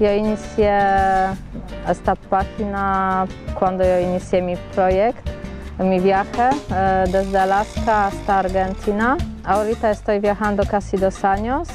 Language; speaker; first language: Spanish; non-native, learner; Polish